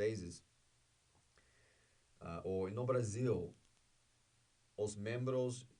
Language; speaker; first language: Portuguese; non-native, learner; English